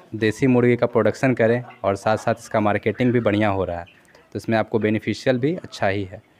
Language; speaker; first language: Hindi; native; Hindi